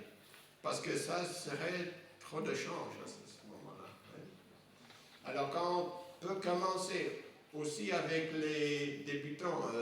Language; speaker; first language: French; non-native, fluent; English